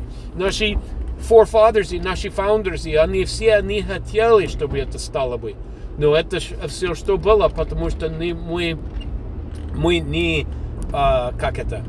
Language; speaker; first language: Russian; non-native, fluent; English